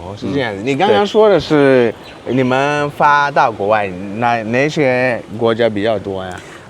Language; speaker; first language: Chinese; non-native, learner; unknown